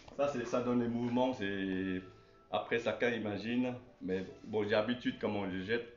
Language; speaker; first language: French; non-native, learner; Chinese